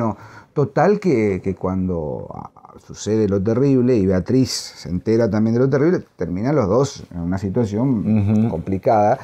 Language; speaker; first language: Spanish; native; Spanish